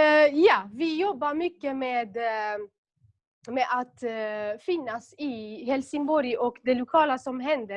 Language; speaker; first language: Swedish; non-native, local second language; Kurdish